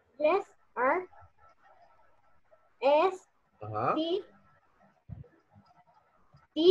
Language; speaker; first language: English; non-native, learner; Spanish